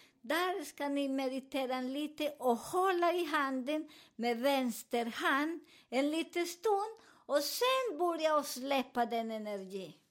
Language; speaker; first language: Swedish; non-native, learner; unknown